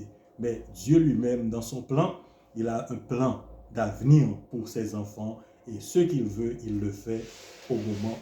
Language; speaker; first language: French; non-native, local second language; Haitian Creole